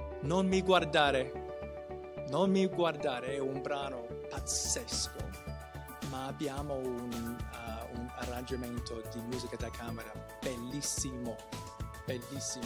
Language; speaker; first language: Italian; non-native, fluent; English